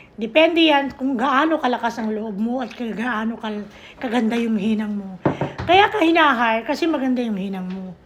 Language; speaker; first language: Filipino; native; Filipino